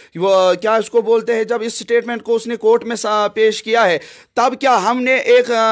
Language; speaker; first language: Hindi; non-native, local second language; Kashmiri